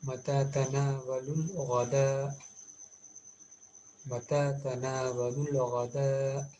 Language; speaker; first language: Arabic; non-native, fluent; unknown